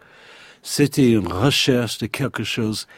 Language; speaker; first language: French; non-native, learner; English